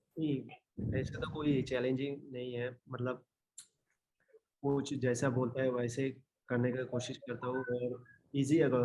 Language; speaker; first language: Hindi; non-native, local second language; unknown